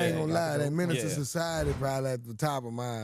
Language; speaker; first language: English; native; English